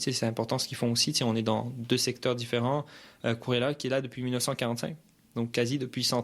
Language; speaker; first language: French; early bilingual, other home language; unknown